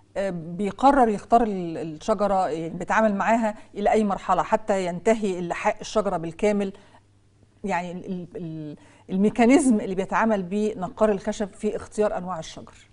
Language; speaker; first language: Egyptian Arabic; native; Egyptian Arabic